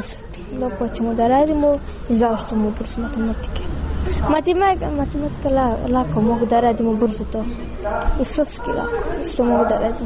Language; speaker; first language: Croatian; non-native, learner; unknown